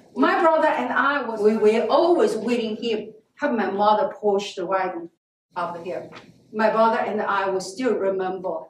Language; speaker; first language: English; non-native, learner; Chinese